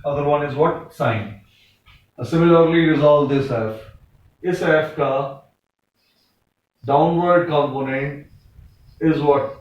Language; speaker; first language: English; non-native, local second language; Hindi